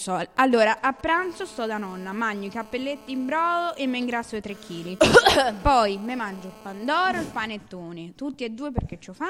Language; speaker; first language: Italian; native; Italian